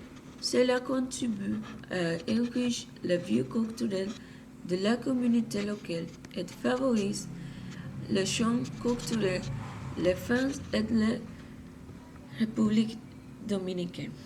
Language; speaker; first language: French; non-native, learner; Spanish